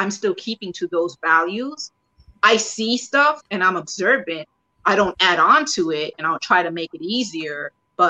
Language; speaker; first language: English; early bilingual, other home language; Spanish